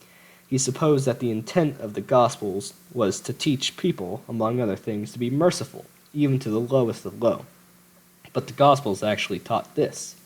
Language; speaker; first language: English; native; English